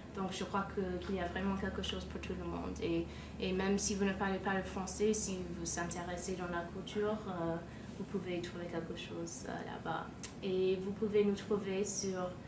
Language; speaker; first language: French; non-native, fluent; English